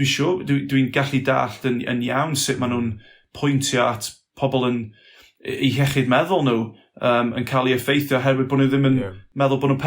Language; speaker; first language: Welsh; non-native, local second language; English